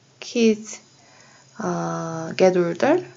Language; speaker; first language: English; non-native, learner; Korean